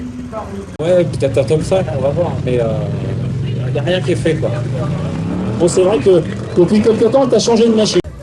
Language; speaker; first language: French; native; French